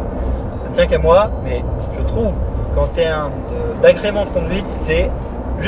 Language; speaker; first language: French; native; French